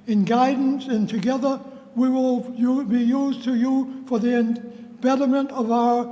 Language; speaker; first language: English; native; English